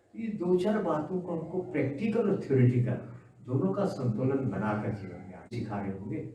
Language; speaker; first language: Hindi; native; Hindi